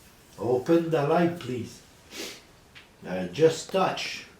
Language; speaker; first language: English; non-native, learner; French